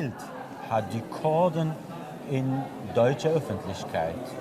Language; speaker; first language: German; non-native, fluent; Kurdish